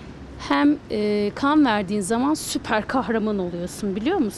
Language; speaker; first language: Turkish; native; Turkish